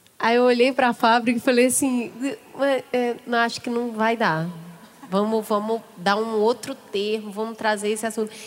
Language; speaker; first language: Portuguese; native; Portuguese